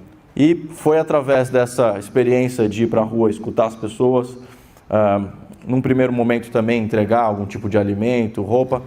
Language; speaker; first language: Portuguese; native; Portuguese